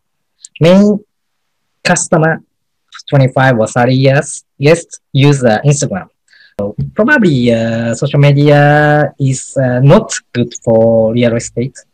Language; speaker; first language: English; non-native, learner; Japanese